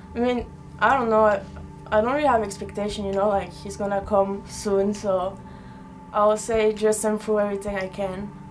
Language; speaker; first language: English; non-native, fluent; French